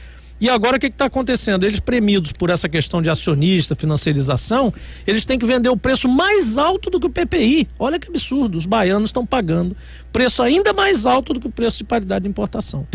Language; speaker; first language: Portuguese; native; Portuguese